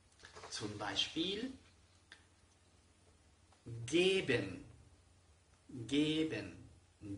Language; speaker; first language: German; non-native, fluent; Spanish